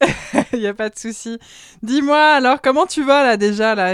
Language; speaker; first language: French; native; French